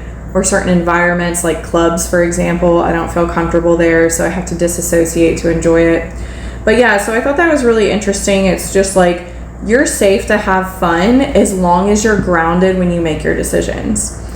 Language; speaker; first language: English; native; English